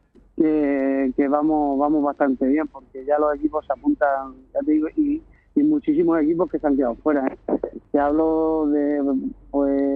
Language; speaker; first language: Spanish; native; Spanish